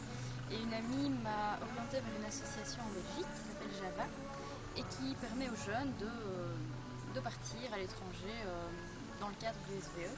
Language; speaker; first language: French; native; French